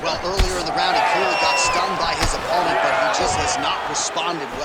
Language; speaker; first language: English; native; English